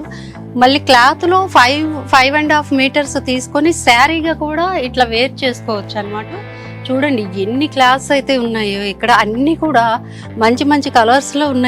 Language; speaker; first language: Telugu; native; Telugu